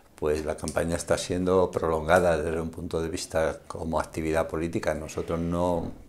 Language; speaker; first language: Spanish; native; Spanish